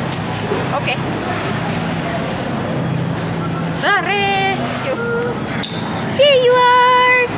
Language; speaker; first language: English; non-native, learner; Indonesian